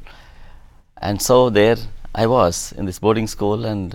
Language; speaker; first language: English; non-native, local second language; Telugu